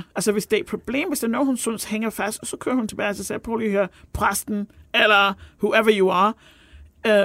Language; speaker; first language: Danish; non-native, fluent; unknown